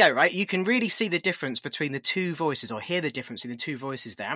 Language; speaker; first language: English; native; English